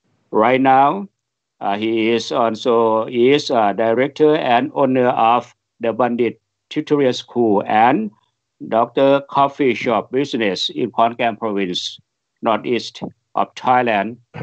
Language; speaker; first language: English; non-native, fluent; Thai